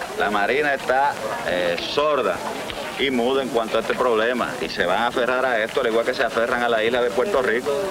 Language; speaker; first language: Spanish; native; Spanish